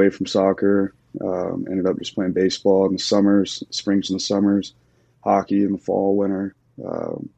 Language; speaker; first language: English; native; English